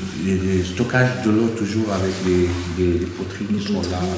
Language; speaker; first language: French; non-native, fluent; Arabic